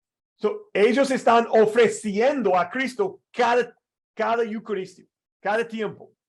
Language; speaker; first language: Spanish; non-native, fluent; English